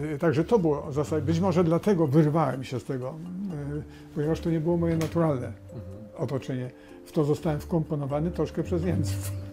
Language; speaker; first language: Polish; native; Polish